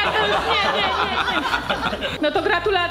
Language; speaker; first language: Polish; native; Polish